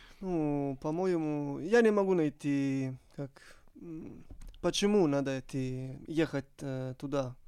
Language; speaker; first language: Russian; non-native, learner; Italian